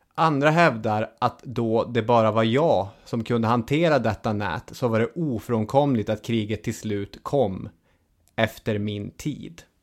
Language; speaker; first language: Swedish; native; Swedish